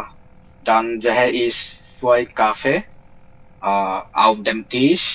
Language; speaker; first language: German; non-native, learner; Bangla